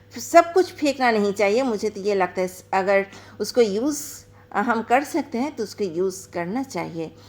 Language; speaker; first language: Hindi; non-native, local second language; Bangla